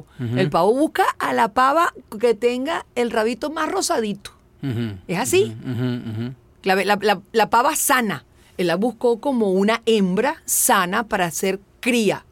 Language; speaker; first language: Spanish; native; Spanish